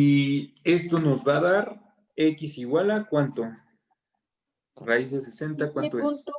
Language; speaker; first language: Spanish; native; Spanish